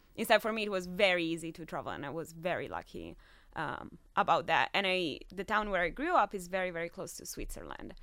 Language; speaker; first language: English; non-native, fluent; Italian